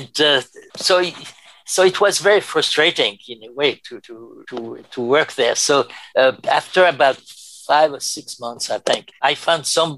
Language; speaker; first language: English; non-native, fluent; French